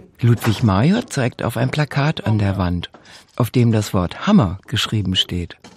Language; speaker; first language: German; native; German